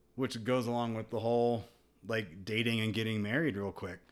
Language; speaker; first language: English; native; English